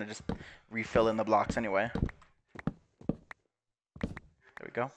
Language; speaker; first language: English; native; English